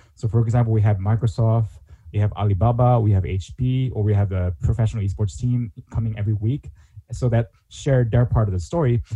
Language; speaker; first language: English; non-native, fluent; Korean